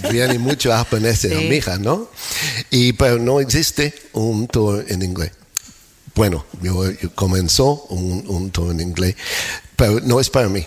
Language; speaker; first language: Spanish; non-native, fluent; English